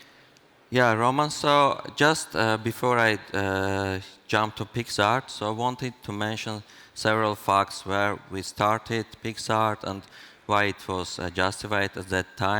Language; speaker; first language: English; non-native, fluent; Armenian